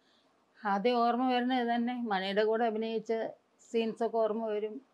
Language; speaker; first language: Malayalam; native; Malayalam